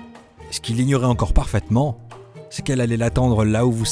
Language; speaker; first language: French; native; French